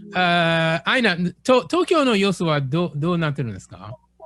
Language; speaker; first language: Japanese; non-native, learner; English